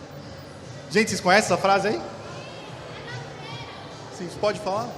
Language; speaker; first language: Portuguese; native; Portuguese